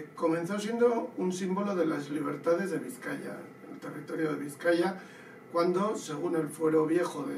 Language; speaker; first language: Spanish; non-native, local second language; Basque